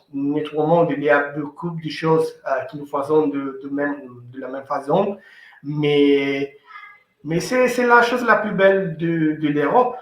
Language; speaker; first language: French; non-native, fluent; Italian